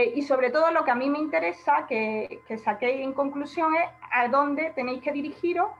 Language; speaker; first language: Spanish; native; Spanish